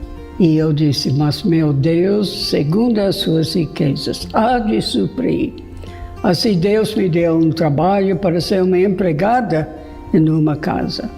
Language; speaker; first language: Portuguese; non-native, fluent; English